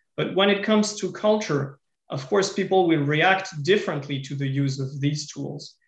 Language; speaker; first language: English; non-native, fluent; French